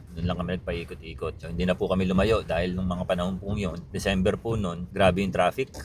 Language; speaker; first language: Filipino; native; Filipino